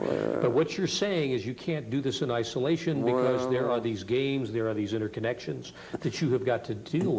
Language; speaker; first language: English; native; English